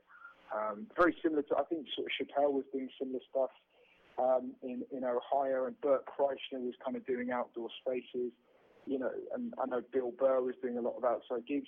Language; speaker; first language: English; native; English